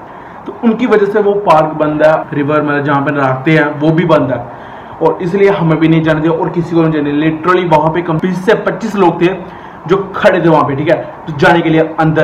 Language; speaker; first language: Hindi; native; Hindi